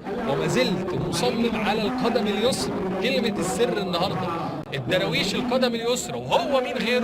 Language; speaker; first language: Arabic; native; Arabic